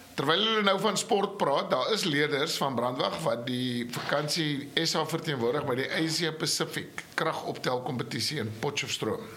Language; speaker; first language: Afrikaans; native; Afrikaans